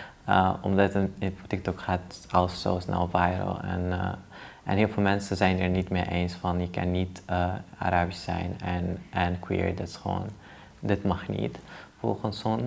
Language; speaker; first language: Dutch; early bilingual, other home language; Arabic